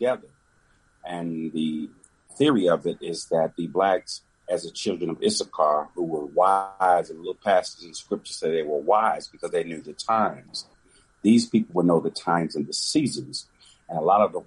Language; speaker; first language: English; native; English